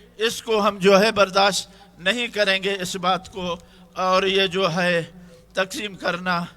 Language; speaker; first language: Urdu; non-native, local second language; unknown